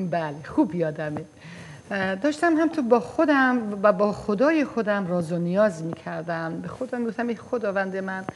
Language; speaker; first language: Persian; non-native, fluent; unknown